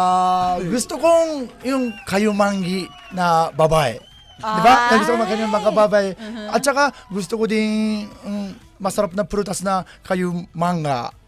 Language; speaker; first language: Filipino; non-native, learner; Japanese